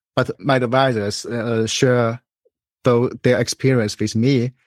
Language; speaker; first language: English; non-native, fluent; Chinese